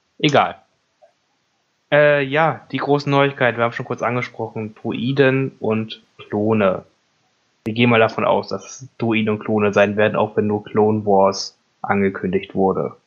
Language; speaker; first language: German; native; German